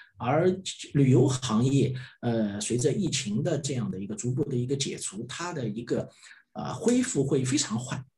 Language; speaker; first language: Chinese; native; Chinese